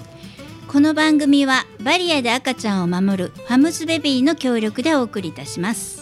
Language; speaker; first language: Japanese; native; Japanese